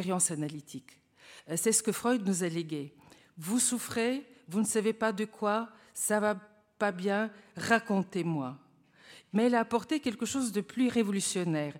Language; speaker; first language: French; non-native, fluent; Bulgarian